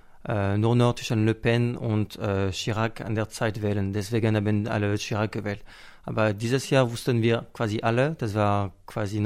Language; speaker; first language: German; non-native, fluent; French